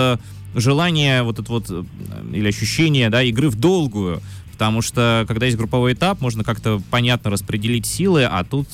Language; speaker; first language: Russian; native; Russian